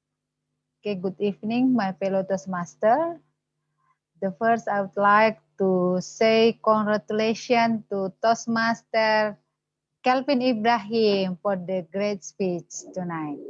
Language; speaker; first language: English; non-native, learner; Indonesian